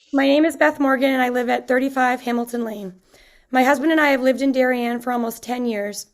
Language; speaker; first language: English; native; English